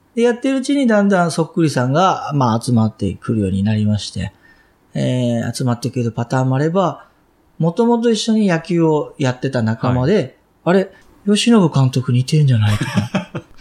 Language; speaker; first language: Japanese; native; Japanese